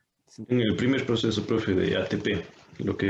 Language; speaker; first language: Spanish; native; Spanish